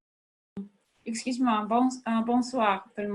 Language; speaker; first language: French; non-native, learner; Russian